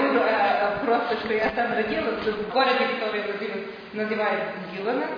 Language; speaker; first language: Russian; non-native, learner; Serbian